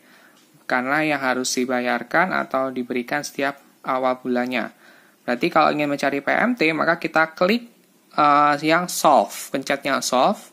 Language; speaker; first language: Indonesian; native; Indonesian